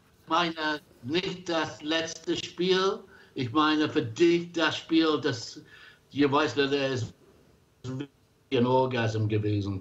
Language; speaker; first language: German; non-native, learner; English